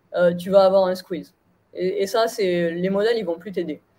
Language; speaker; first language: French; native; French